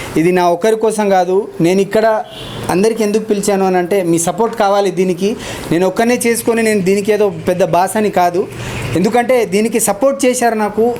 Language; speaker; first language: Telugu; non-native, local second language; Lambadi